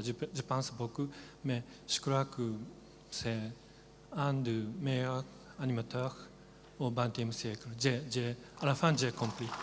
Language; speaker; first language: French; non-native, learner; Japanese